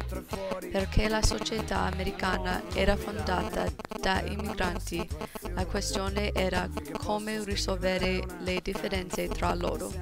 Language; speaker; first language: Italian; non-native, learner; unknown